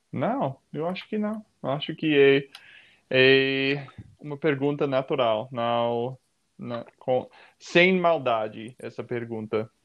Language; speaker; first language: Portuguese; non-native, fluent; English